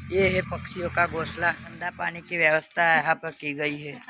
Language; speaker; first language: Hindi; non-native, local second language; Gujarati